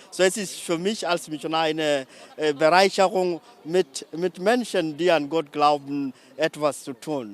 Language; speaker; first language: German; non-native, fluent; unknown